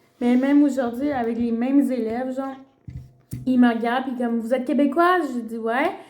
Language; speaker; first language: French; early bilingual, other home language; Spanish